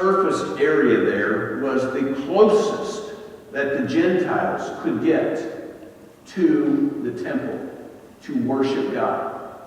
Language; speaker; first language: English; native; English